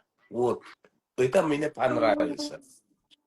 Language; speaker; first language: Russian; non-native, learner; Uzbek